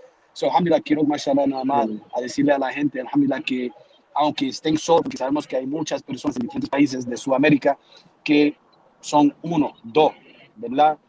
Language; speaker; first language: Spanish; early bilingual, heritage; Spanish